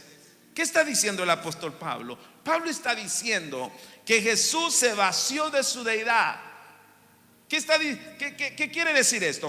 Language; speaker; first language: Spanish; native; Spanish